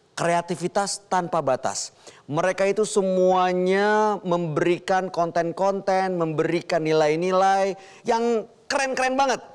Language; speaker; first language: Indonesian; native; Indonesian